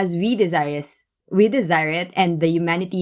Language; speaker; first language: English; non-native, local second language; Filipino